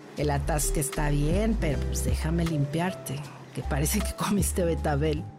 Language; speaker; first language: Spanish; native; Spanish